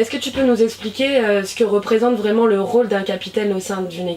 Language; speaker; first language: French; native; French